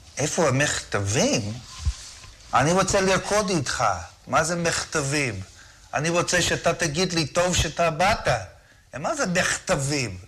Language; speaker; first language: Hebrew; non-native, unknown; English